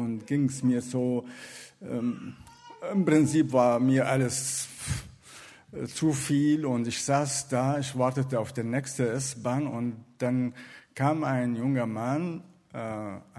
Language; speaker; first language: German; non-native, fluent; Arabic